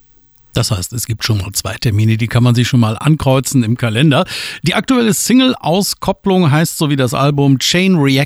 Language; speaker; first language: German; native; German